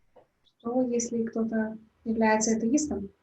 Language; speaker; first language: Russian; native; Russian